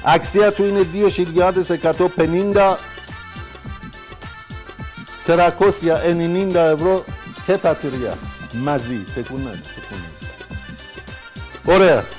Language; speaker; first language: Greek; non-native, fluent; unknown